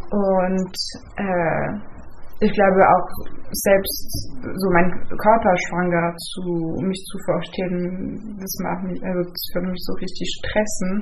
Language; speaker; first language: German; non-native, fluent; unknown